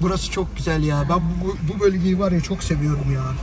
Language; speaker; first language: Turkish; native; Turkish